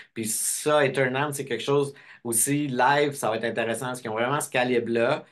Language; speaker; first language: French; native; French